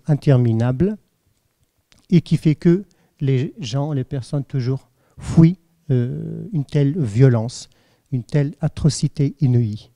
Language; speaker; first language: French; non-native, fluent; Arabic